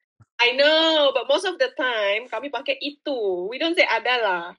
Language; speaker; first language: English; non-native, fluent; Indonesian